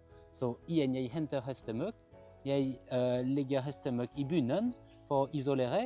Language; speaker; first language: Norwegian; non-native, fluent; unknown